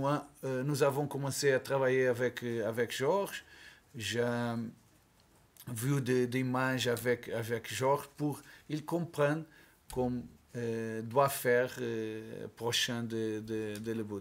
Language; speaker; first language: French; non-native, learner; Portuguese